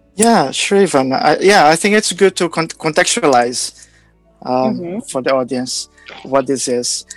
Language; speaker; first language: English; non-native, fluent; Portuguese